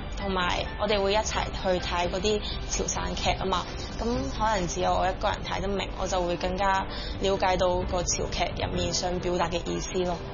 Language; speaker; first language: Cantonese; non-native, local second language; Min Nan Chinese